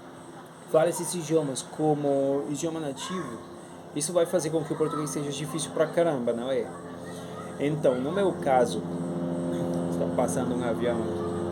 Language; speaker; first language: Portuguese; non-native, fluent; Spanish